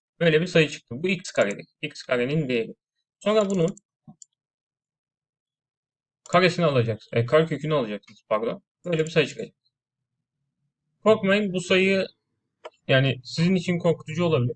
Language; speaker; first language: Turkish; native; Turkish